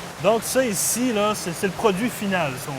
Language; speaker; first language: French; native; French